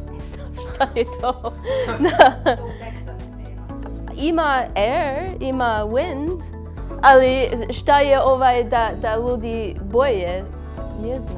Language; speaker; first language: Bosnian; non-native, learner; English